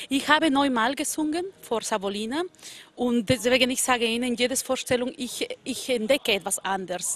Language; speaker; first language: German; non-native, fluent; Spanish